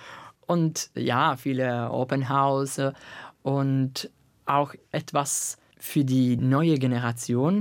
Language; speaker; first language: German; non-native, learner; Italian